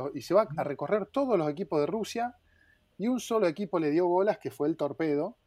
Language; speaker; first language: Spanish; native; Spanish